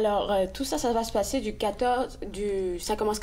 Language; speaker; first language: French; native; French